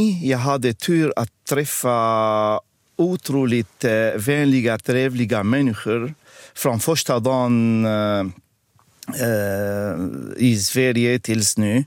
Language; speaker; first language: Swedish; non-native, fluent; Arabic